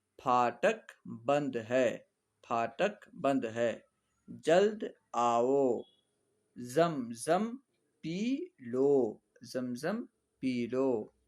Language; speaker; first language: Urdu; native; Urdu